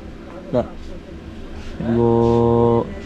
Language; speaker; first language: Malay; non-native, local second language; Sundanese